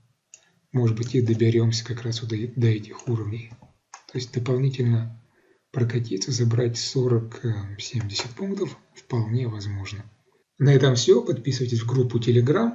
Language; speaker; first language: Russian; native; Russian